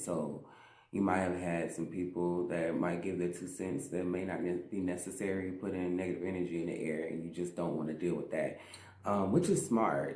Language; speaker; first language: English; native; English